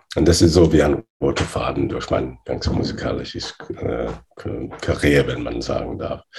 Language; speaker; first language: German; non-native, fluent; English